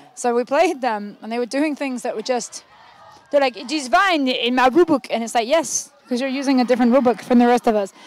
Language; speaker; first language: English; native; English